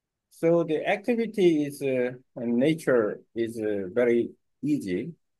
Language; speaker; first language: English; non-native, learner; Korean